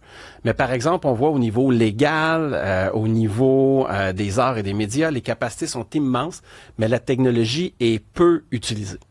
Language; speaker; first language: French; native; French